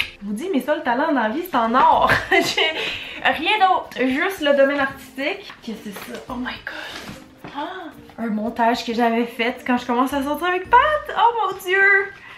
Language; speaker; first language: French; native; French